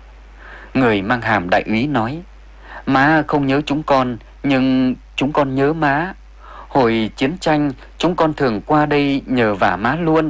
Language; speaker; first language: Vietnamese; native; Vietnamese